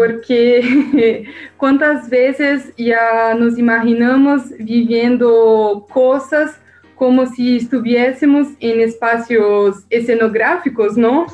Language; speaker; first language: Spanish; non-native, learner; Portuguese